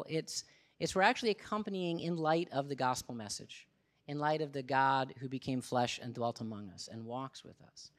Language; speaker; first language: English; native; English